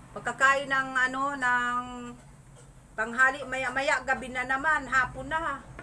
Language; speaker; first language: Filipino; non-native, local second language; Masbatenyo